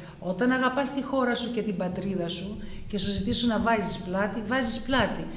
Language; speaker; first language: Greek; early bilingual, heritage; Greek